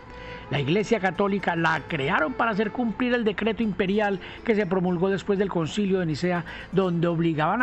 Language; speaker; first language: Spanish; native; Spanish